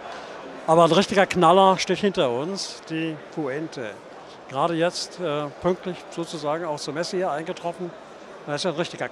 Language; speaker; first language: German; native; German